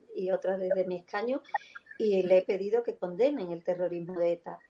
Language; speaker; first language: Spanish; native; Spanish